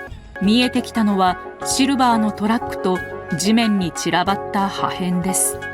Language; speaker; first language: Japanese; native; Japanese